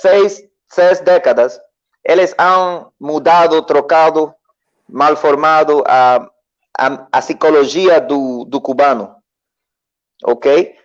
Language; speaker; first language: Portuguese; non-native, learner; Spanish